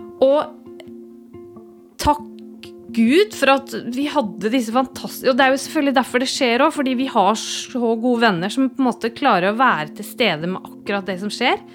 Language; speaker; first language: Norwegian; native; Norwegian